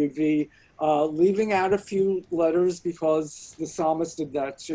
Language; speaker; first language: English; native; English